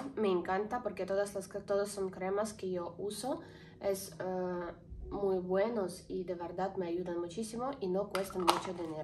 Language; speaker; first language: Spanish; non-native, learner; Ukrainian